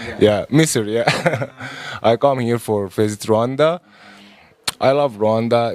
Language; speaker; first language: English; non-native, learner; Arabic